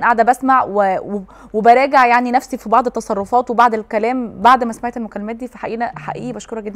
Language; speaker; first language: Arabic; native; Arabic